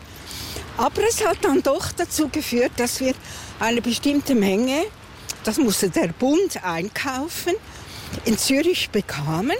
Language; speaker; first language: German; native; German